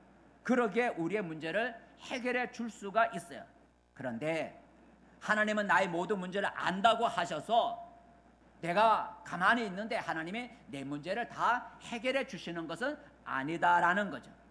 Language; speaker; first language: Korean; native; Korean